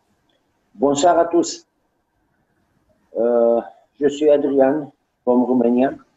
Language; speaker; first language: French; non-native, learner; Romanian